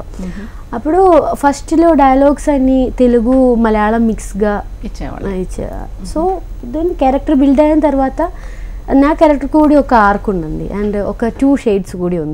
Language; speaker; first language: Telugu; non-native, learner; Malayalam